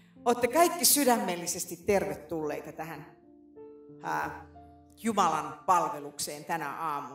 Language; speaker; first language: Finnish; native; Finnish